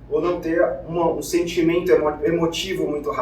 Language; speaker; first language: Portuguese; native; Portuguese